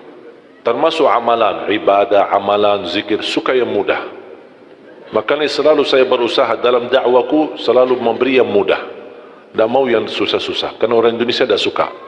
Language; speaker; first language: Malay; non-native, fluent; Arabic